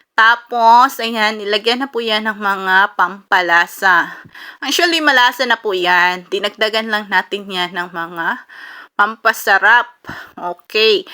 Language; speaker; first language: Filipino; non-native, local second language; Cebuano